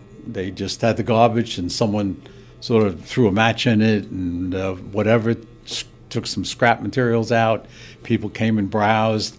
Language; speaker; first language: English; native; English